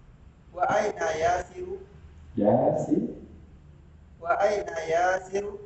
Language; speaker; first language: Arabic; non-native, learner; Indonesian